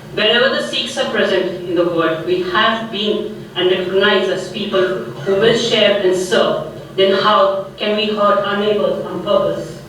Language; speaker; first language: English; non-native, local second language; Punjabi